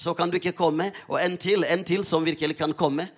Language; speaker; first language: Norwegian; non-native, fluent; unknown